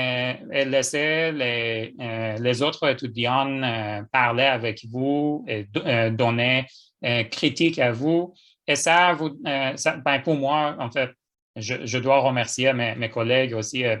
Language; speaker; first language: French; non-native, fluent; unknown